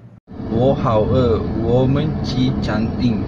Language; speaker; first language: Chinese; non-native, learner; Malay